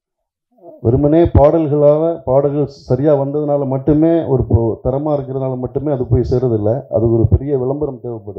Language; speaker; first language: Tamil; native; Tamil